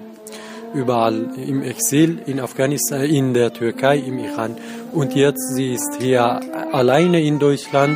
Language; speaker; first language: German; non-native, fluent; Central Kurdish